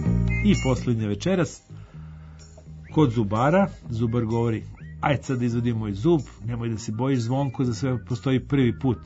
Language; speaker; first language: Croatian; native; Croatian